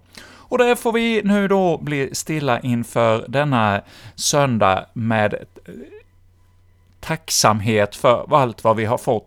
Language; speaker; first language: Swedish; native; Swedish